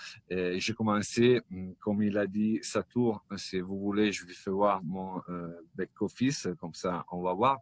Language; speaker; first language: French; non-native, fluent; Italian